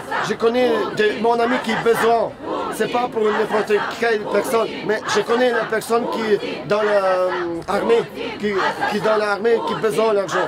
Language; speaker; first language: French; non-native, learner; Ukrainian